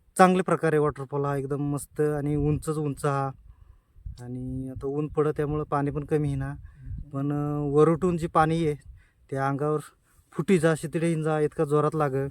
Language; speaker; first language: Marathi; non-native, local second language; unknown